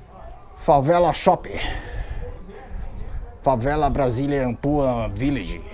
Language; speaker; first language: English; non-native, learner; Portuguese